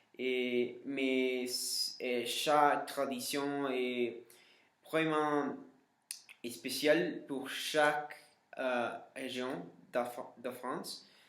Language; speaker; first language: French; non-native, learner; Spanish